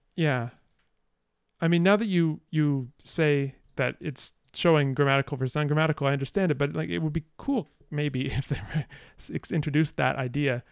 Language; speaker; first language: English; native; English